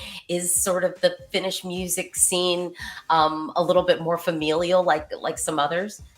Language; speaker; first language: English; native; English